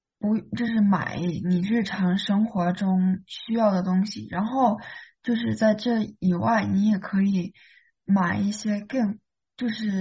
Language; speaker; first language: Chinese; early bilingual, heritage; Chinese